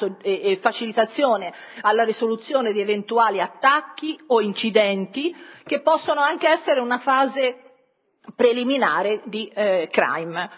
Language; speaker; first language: Italian; native; Italian